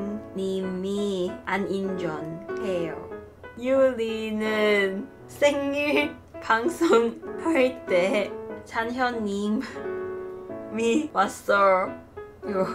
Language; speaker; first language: Korean; non-native, learner; Cantonese